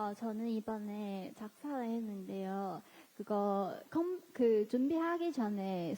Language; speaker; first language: Korean; non-native, fluent; Chinese